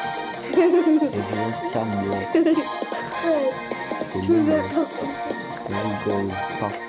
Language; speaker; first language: French; native; French